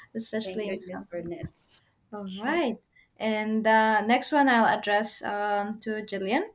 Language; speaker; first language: English; non-native, fluent; Uzbek